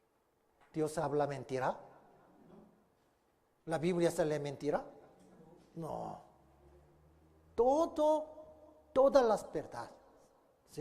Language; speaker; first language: Spanish; non-native, learner; Korean